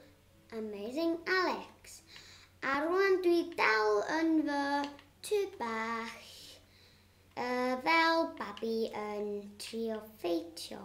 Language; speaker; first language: Welsh; non-native, local second language; English